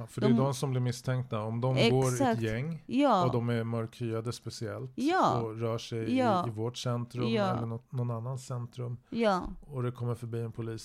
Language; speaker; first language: Swedish; native; Swedish